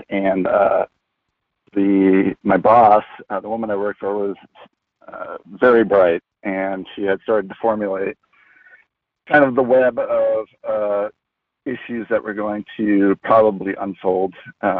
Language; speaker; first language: English; native; English